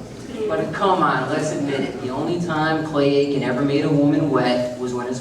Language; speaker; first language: English; native; English